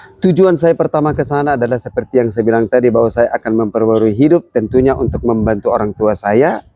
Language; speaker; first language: Indonesian; non-native, local second language; Batak Toba